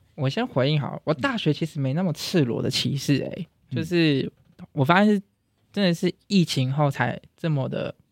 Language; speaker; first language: Chinese; native; Chinese